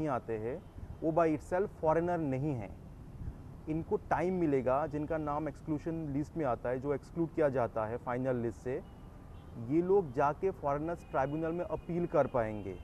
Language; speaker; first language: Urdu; non-native, local second language; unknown